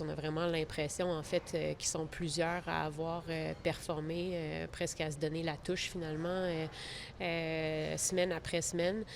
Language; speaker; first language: French; native; French